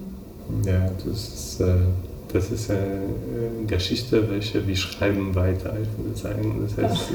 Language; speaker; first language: German; non-native, fluent; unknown